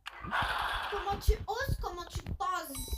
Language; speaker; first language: French; native; French